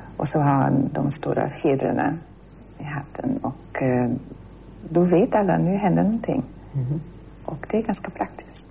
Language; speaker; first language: Swedish; non-native, fluent; German